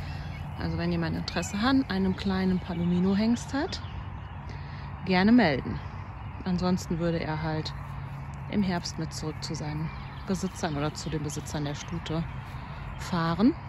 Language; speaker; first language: German; native; German